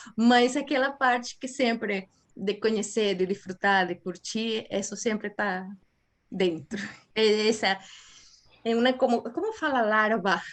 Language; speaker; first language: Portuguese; non-native, fluent; Spanish